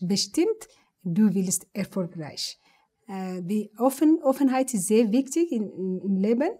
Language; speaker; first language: German; non-native, learner; Amharic